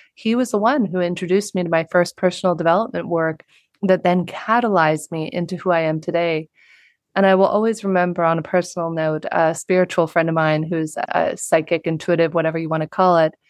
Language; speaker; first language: English; native; English